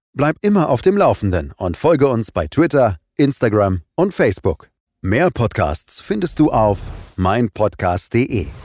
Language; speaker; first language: German; non-native, fluent; Persian